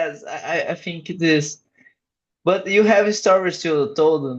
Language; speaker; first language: English; non-native, learner; Portuguese